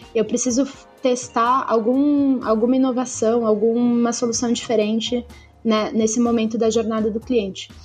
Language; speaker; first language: Portuguese; native; Portuguese